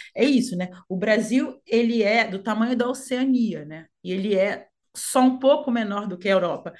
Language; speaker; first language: Portuguese; native; Portuguese